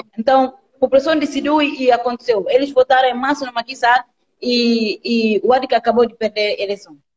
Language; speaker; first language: Portuguese; non-native, local second language; Upper Guinea Crioulo